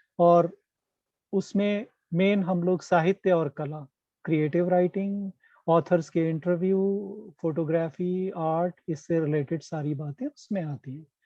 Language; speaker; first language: Hindi; native; Hindi